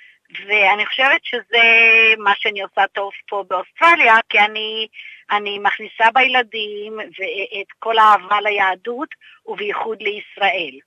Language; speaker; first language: Hebrew; early bilingual, other home language; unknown